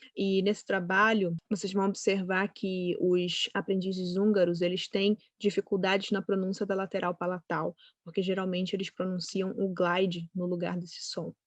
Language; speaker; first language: Portuguese; native; Portuguese